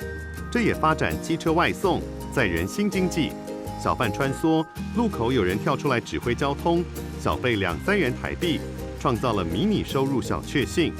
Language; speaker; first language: Chinese; native; Chinese